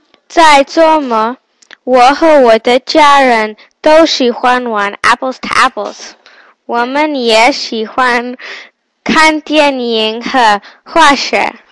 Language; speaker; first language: Chinese; non-native, learner; English